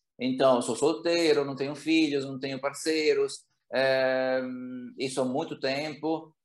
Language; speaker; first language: Portuguese; non-native, fluent; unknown